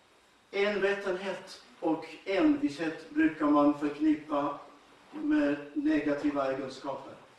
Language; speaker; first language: Swedish; non-native, fluent; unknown